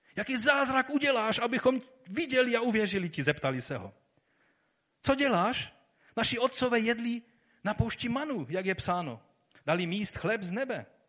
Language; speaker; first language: Czech; native; Czech